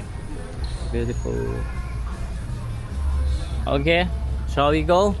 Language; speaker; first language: English; non-native, learner; Thai